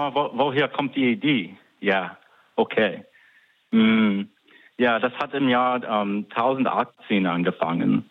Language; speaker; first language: German; non-native, fluent; English